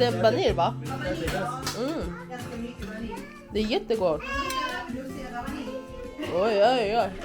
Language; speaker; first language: Swedish; non-native, fluent; Korean